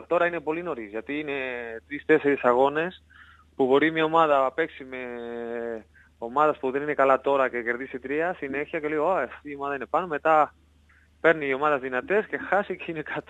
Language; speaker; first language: Greek; non-native, learner; Spanish